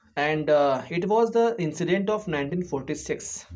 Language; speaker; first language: English; non-native, local second language; Hindi